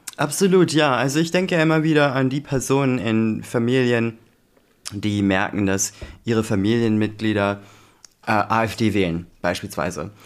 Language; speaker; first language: German; early bilingual, other home language; Turkish